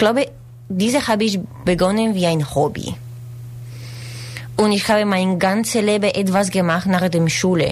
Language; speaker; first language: German; non-native, learner; Spanish